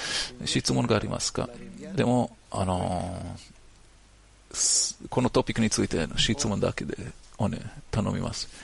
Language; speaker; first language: Japanese; non-native, learner; Hebrew